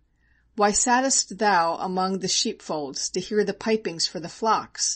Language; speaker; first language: English; native; English